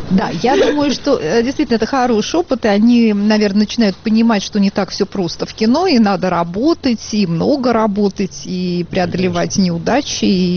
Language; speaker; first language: Russian; native; Russian